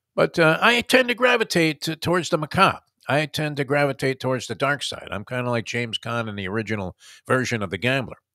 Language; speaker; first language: English; native; English